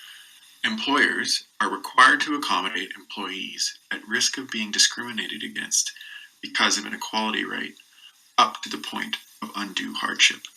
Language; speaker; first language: English; native; English